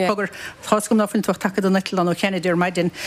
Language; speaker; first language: Irish; native; Irish